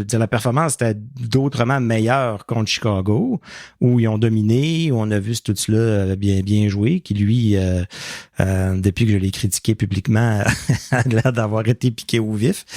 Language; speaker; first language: French; native; French